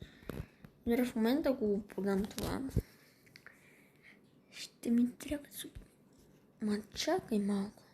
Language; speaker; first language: Bulgarian; native; Bulgarian